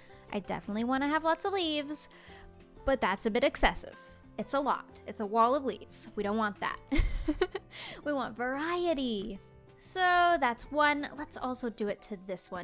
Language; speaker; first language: English; native; English